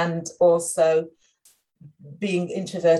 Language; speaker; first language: English; native; English